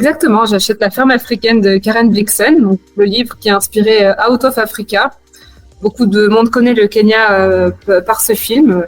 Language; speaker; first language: French; native; French